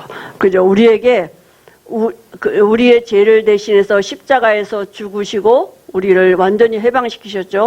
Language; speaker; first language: Korean; native; Korean